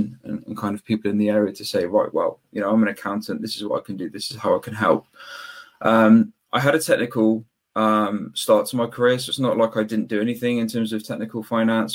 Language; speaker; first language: English; native; English